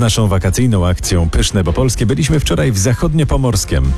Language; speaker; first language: Polish; native; Polish